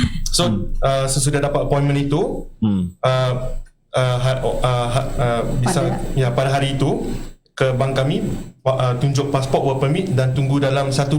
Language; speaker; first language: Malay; non-native, local second language; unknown